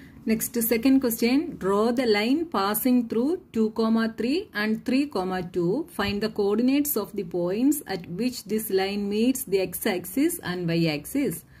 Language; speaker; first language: English; non-native, local second language; Malayalam